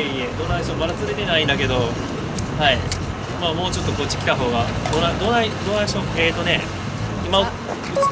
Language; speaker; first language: Japanese; native; Japanese